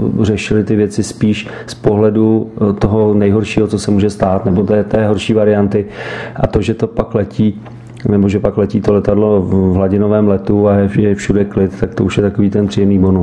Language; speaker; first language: Czech; native; Czech